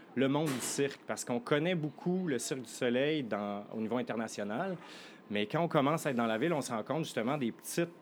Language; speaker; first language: French; native; French